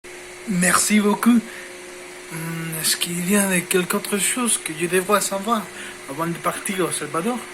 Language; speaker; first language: French; non-native, learner; Spanish